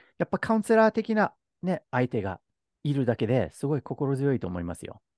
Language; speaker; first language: Japanese; native; Japanese